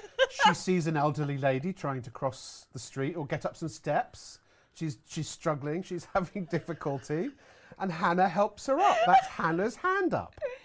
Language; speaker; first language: English; native; English